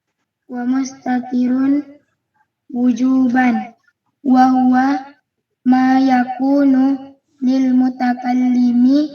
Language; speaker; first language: Arabic; non-native, learner; Indonesian